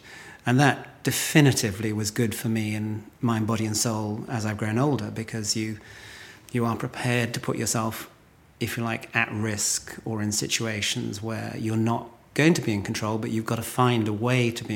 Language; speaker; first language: English; native; English